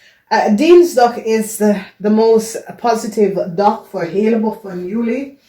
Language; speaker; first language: Dutch; non-native, learner; English